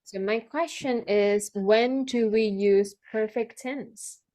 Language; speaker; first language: English; non-native, fluent; Indonesian